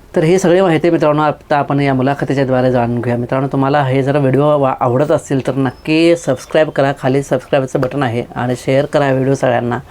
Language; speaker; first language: Marathi; native; Marathi